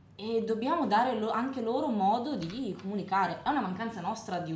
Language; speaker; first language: Italian; native; Italian